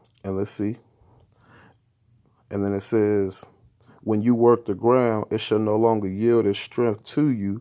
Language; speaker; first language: English; native; English